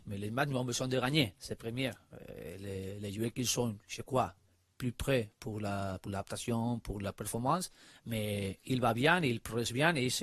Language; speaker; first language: French; non-native, learner; Spanish